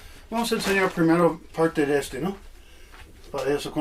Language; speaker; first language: Spanish; non-native, learner; English